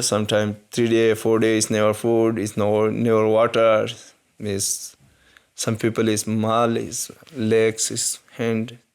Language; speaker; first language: English; non-native, learner; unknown